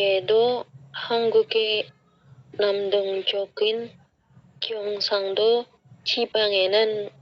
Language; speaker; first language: Korean; non-native, learner; Indonesian